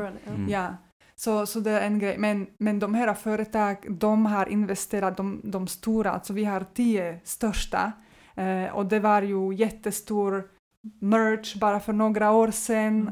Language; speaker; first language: Swedish; non-native, fluent; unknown